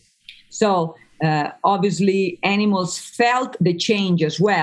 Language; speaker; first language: English; non-native, fluent; Italian